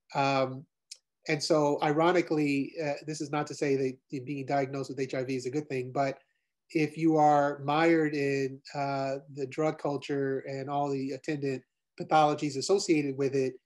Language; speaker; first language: English; native; English